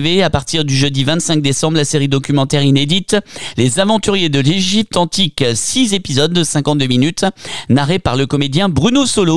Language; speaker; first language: French; native; French